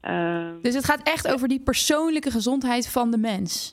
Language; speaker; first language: Dutch; native; Dutch